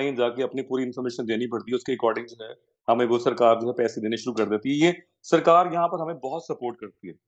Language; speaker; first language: Hindi; native; Hindi